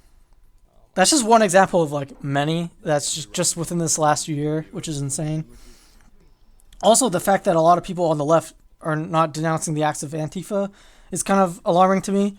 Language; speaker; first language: English; native; English